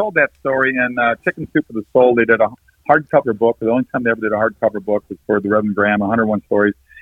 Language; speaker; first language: English; native; English